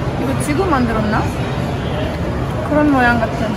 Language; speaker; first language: Korean; non-native, fluent; Romanian